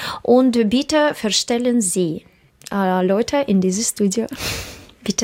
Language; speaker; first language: German; non-native, learner; Russian